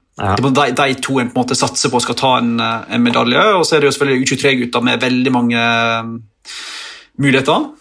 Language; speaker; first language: Norwegian; native; Norwegian